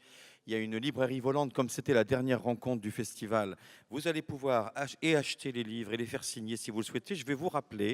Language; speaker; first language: French; native; French